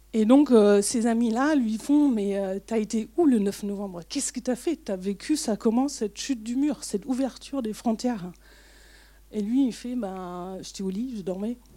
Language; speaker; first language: French; non-native, fluent; German